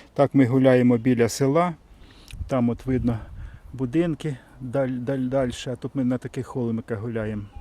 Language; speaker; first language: Ukrainian; non-native, local second language; Russian